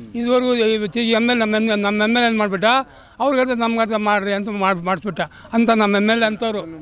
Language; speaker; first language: Kannada; native; Kannada